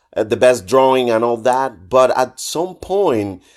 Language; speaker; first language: English; non-native, fluent; Spanish